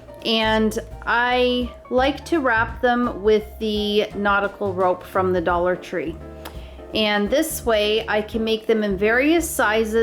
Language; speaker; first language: English; native; English